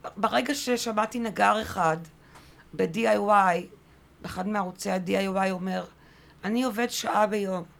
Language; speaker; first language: Hebrew; early bilingual, other home language; French